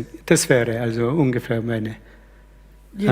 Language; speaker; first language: German; early bilingual, other home language; Slovenian